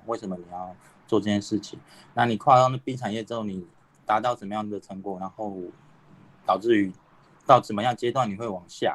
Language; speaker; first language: Chinese; native; Chinese